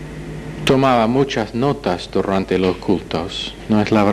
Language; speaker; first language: Spanish; non-native, fluent; English